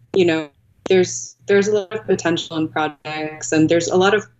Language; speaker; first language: English; native; English